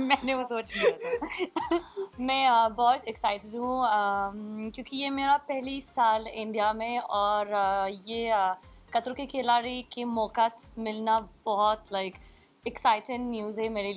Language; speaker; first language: Hindi; non-native, learner; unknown